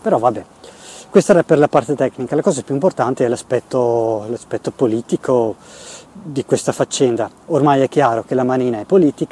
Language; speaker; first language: Italian; native; Italian